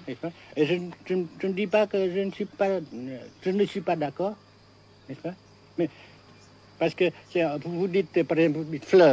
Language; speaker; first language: French; non-native, local second language; Vietnamese